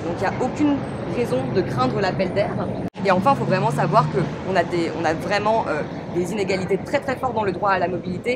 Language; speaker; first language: French; native; French